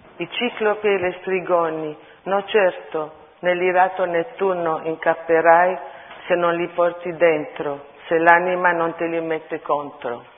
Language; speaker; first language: Italian; early bilingual, other home language; Armenian